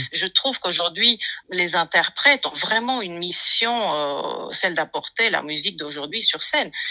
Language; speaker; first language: French; non-native, fluent; Romanian